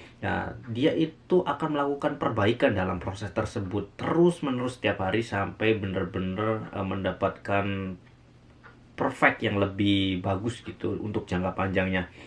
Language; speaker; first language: Indonesian; native; Indonesian